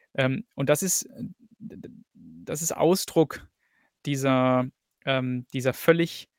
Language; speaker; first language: German; native; German